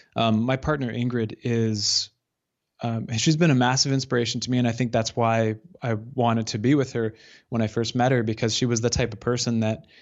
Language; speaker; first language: English; native; English